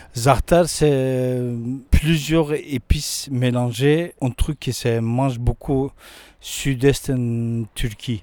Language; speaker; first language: French; non-native, learner; Turkish